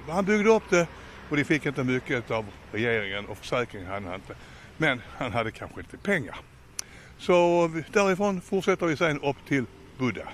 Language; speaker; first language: Swedish; native; Swedish